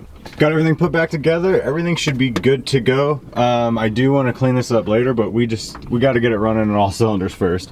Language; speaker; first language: English; native; English